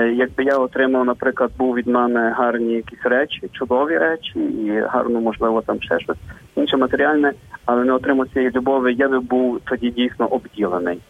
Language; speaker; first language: Ukrainian; native; Ukrainian